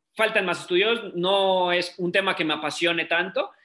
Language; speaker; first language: Spanish; native; Spanish